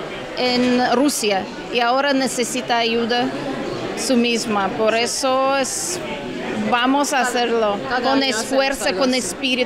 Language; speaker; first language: Spanish; non-native, learner; Russian